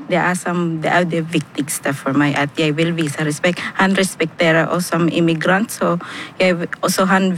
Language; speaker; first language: Norwegian; non-native, fluent; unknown